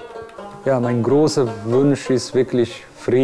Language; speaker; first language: German; non-native, fluent; Persian